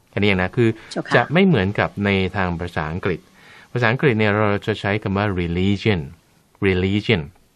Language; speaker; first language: Thai; native; Thai